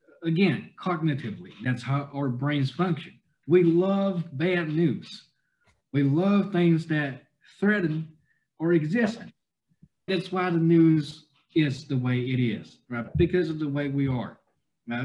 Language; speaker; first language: English; non-native, fluent; Chinese